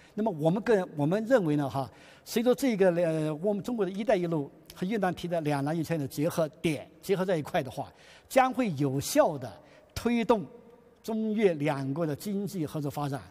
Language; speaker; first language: Chinese; native; Chinese